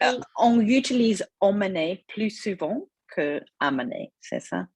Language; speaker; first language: French; non-native, fluent; English